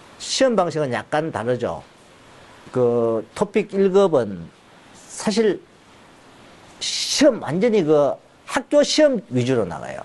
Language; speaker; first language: Korean; native; Korean